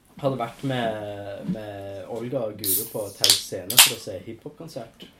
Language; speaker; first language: Norwegian; non-native, fluent; English